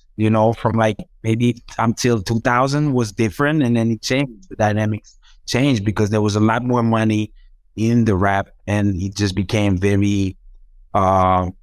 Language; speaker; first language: English; non-native, fluent; Croatian